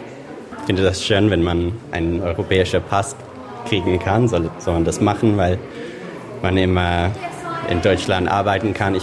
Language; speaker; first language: German; non-native, fluent; English